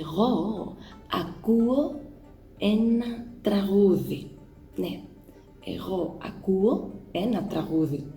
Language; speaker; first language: Greek; non-native, learner; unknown